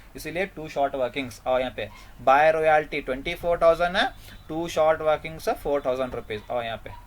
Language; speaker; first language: Hindi; non-native, local second language; Kannada